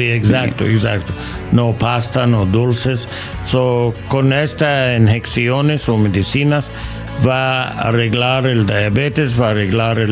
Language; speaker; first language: Spanish; non-native, learner; English